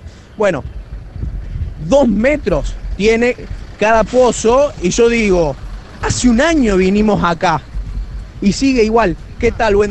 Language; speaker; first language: Spanish; native; Spanish